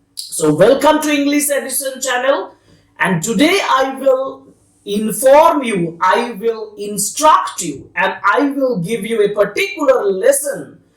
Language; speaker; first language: English; non-native, local second language; Bangla